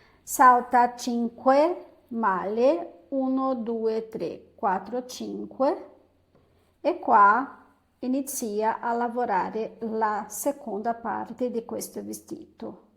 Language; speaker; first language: Italian; non-native, fluent; Portuguese